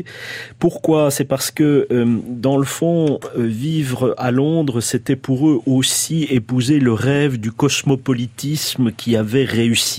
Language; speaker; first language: French; native; French